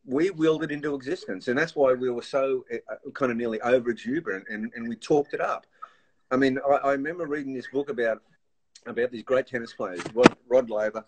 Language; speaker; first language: English; native; English